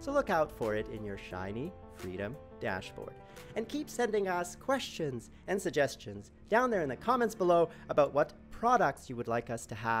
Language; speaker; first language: English; native; English